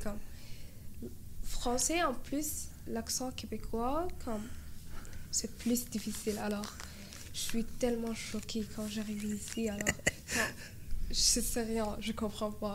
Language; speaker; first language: French; non-native, learner; Arabic